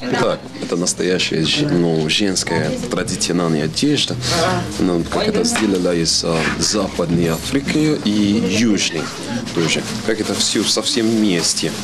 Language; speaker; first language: Russian; non-native, learner; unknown